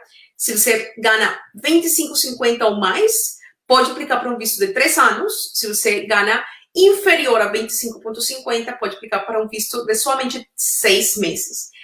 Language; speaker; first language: Portuguese; non-native, fluent; Spanish